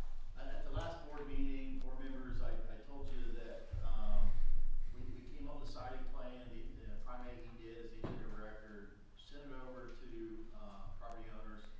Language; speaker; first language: English; native; English